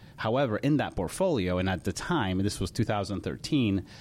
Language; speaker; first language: English; early bilingual, other home language; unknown